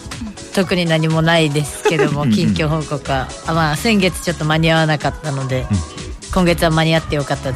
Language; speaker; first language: Japanese; native; Japanese